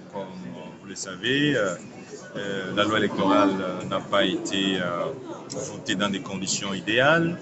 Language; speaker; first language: French; non-native, local second language; Kongo